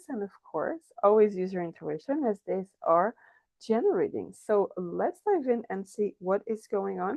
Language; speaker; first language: English; non-native, fluent; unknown